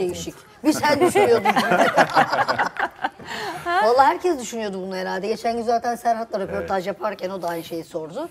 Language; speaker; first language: Turkish; native; Turkish